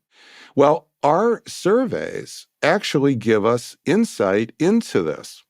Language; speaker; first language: English; native; English